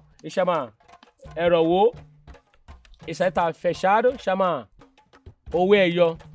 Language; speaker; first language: Portuguese; non-native, learner; Yoruba